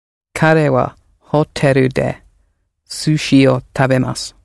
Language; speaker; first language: Japanese; non-native, learner; English